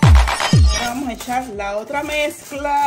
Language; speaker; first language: Spanish; native; Spanish